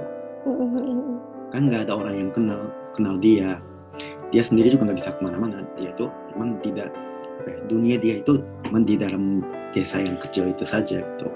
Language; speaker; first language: Indonesian; non-native, fluent; Japanese